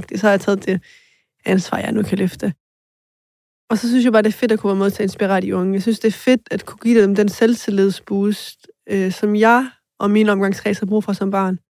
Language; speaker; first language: Danish; early bilingual, other home language; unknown